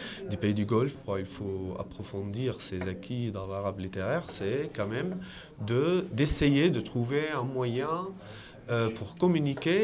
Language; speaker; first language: French; non-native, fluent; Arabic